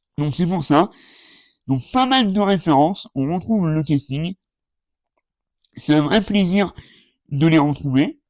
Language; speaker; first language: French; native; French